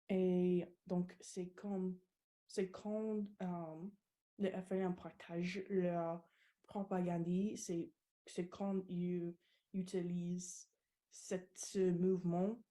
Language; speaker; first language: French; non-native, learner; English